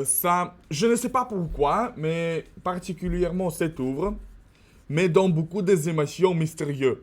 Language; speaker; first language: French; non-native, learner; Russian